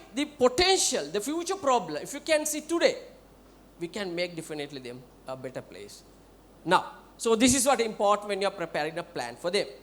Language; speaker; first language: English; non-native, local second language; Sinhala